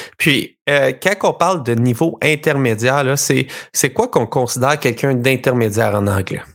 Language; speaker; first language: French; native; French